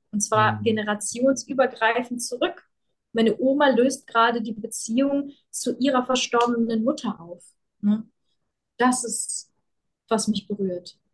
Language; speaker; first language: German; early bilingual, other home language; Russian